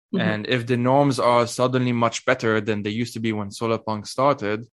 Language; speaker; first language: English; non-native, fluent; Arabic